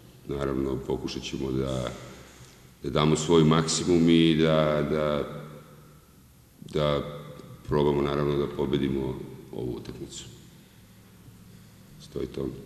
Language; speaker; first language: Bosnian; native; Bosnian